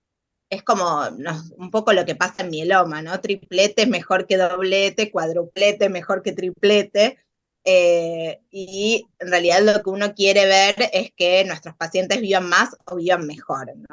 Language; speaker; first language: Spanish; native; Spanish